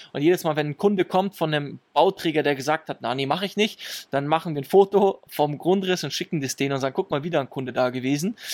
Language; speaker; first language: German; early bilingual, other home language; Italian